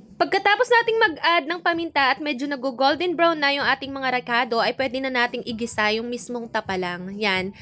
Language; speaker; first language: Filipino; native; Filipino